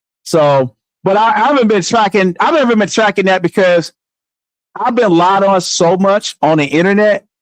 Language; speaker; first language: English; native; English